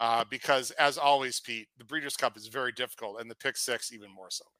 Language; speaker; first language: English; native; English